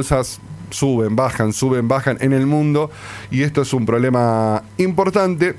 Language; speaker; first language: Spanish; native; Spanish